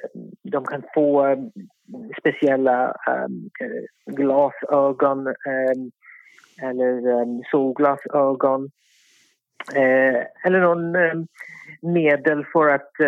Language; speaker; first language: Swedish; non-native, fluent; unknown